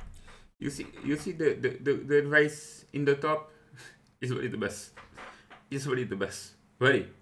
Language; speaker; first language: English; non-native, fluent; French